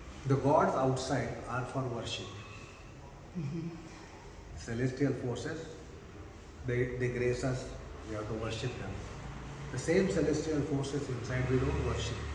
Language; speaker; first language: English; non-native, fluent; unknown